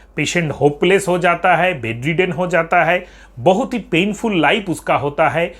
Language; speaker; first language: Hindi; non-native, local second language; Bangla